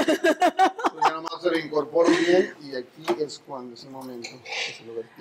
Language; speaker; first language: Spanish; native; Spanish